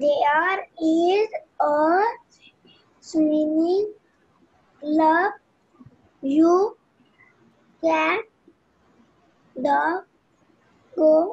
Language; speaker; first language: English; non-native, learner; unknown